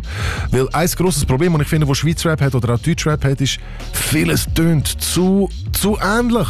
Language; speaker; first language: German; native; German